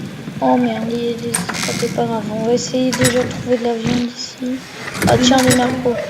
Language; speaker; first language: French; native; French